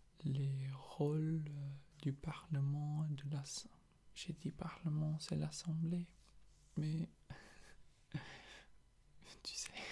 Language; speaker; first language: French; non-native, fluent; English